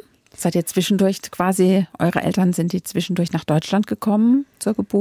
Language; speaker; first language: German; native; German